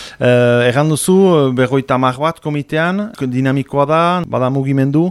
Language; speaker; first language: Basque; native; Basque